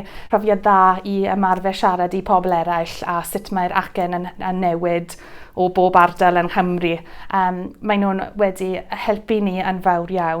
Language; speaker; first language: Welsh; non-native, learner; English